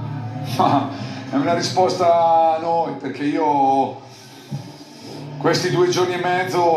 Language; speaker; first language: Italian; native; Italian